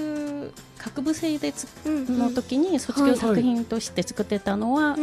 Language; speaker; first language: Japanese; non-native, fluent; Korean